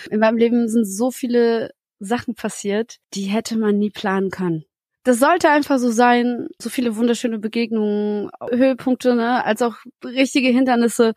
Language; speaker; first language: German; early bilingual, other home language; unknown